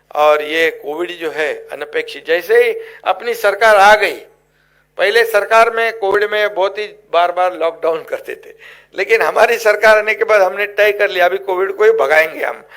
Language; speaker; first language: Hindi; non-native, local second language; Marathi